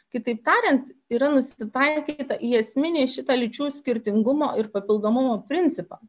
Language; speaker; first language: Lithuanian; native; Lithuanian